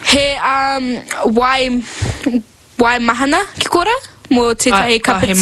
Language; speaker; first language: Māori; non-native, local second language; English